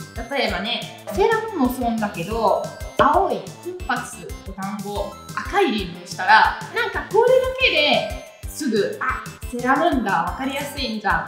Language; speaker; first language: Japanese; non-native, fluent; Italian